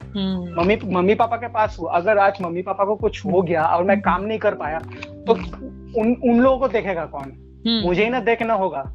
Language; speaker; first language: Hindi; non-native, local second language; Bangla